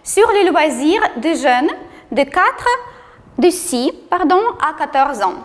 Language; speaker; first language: French; non-native, fluent; Ukrainian